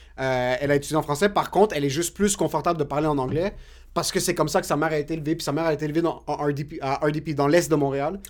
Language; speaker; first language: French; native; French